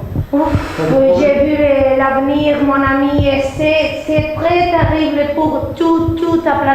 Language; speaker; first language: French; non-native, learner; Spanish